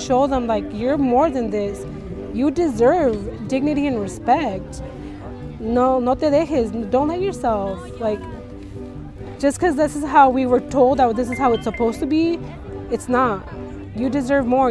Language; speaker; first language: English; native; English